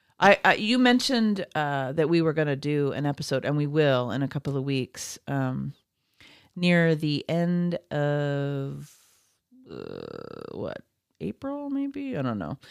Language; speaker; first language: English; native; English